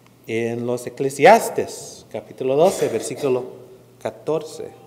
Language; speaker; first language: Spanish; non-native, fluent; English